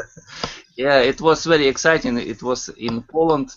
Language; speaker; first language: English; non-native, learner; Russian